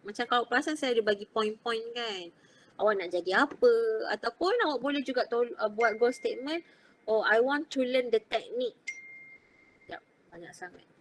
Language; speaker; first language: Malay; native; Malay